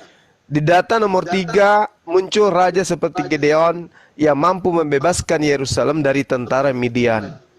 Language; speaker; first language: Indonesian; native; Indonesian